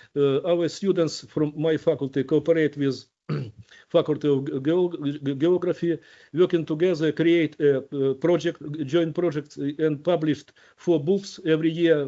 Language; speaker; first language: English; non-native, learner; Ukrainian